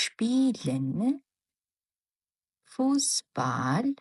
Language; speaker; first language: German; non-native, fluent; Mongolian